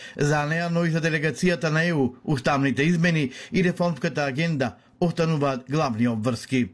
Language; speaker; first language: Macedonian; native; Macedonian